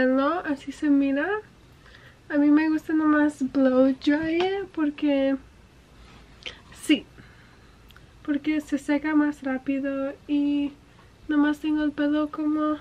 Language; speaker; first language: Spanish; early bilingual, heritage; English